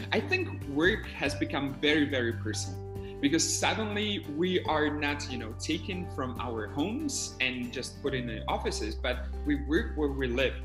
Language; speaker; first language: English; non-native, fluent; Slovak